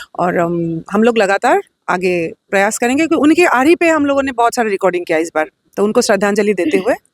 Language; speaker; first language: Hindi; non-native, local second language; Assamese